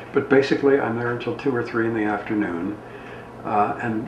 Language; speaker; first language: English; native; English